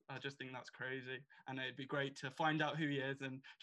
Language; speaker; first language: English; native; English